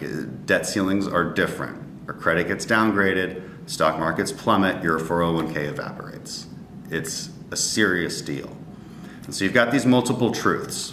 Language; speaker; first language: English; native; English